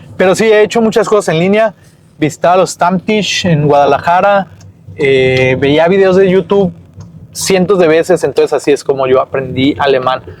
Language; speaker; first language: Spanish; native; Spanish